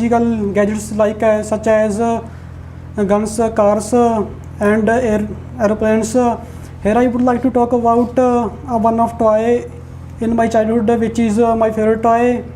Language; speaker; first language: English; non-native, learner; Punjabi